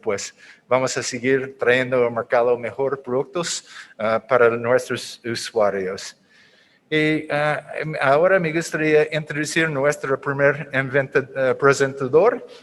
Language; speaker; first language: Spanish; non-native, fluent; English